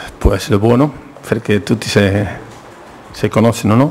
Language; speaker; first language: Italian; non-native, fluent; Spanish